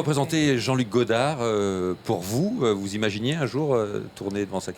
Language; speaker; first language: French; native; French